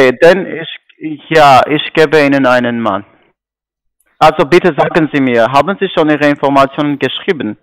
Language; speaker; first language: German; non-native, learner; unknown